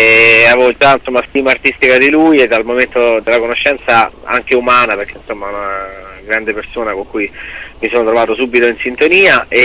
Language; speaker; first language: Italian; native; Italian